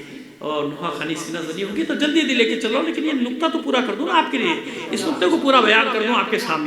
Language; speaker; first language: Urdu; native; Urdu